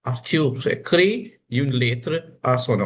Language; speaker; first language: French; non-native, fluent; Hindi